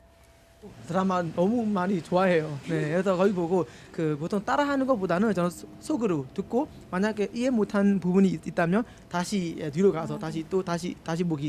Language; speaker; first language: Korean; non-native, fluent; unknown